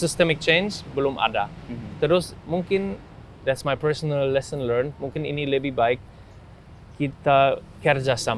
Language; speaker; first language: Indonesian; non-native, fluent; German